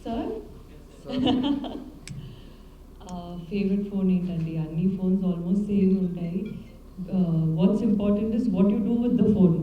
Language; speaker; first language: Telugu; non-native, learner; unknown